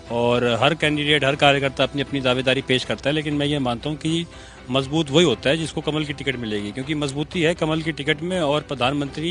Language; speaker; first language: Hindi; native; Hindi